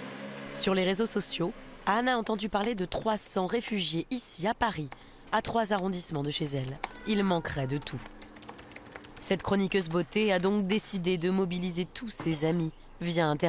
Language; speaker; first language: French; native; French